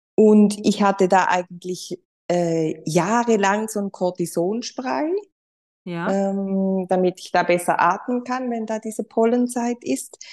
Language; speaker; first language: German; non-native, fluent; Spanish